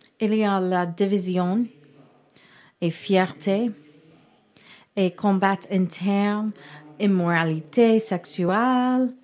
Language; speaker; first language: French; non-native, learner; English